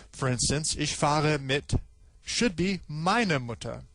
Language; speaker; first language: German; non-native, fluent; English